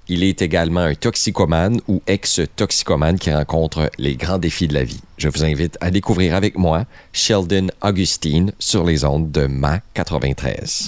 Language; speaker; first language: French; native; French